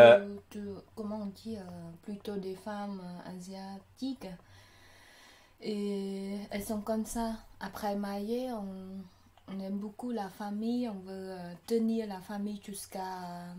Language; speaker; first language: French; non-native, learner; Khmer